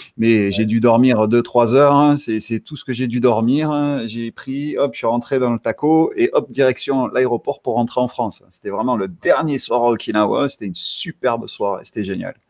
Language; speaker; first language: French; native; French